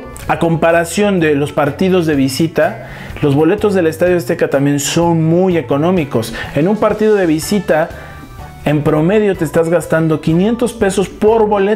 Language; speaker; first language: Spanish; native; Spanish